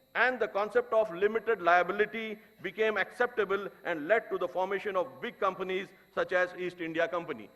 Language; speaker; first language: English; non-native, local second language; Urdu